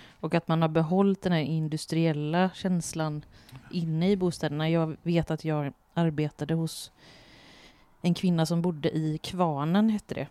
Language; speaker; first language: Swedish; native; Swedish